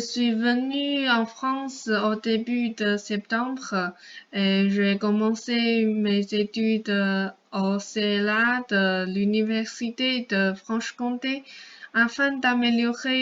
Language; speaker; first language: French; non-native, fluent; Chinese